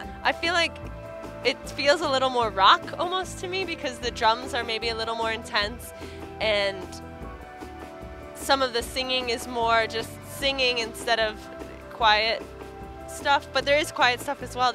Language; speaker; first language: English; native; English